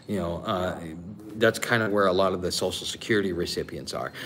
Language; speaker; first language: English; native; English